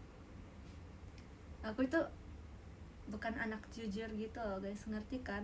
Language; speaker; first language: Indonesian; native; Indonesian